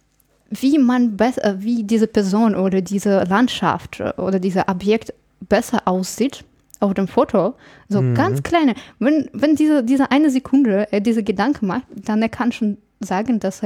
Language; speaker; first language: German; non-native, fluent; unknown